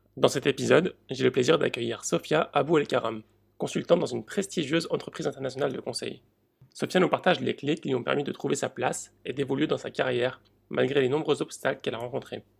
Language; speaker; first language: French; native; French